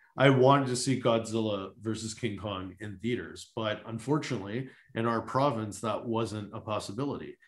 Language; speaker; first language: English; native; English